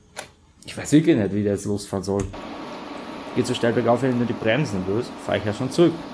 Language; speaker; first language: German; native; German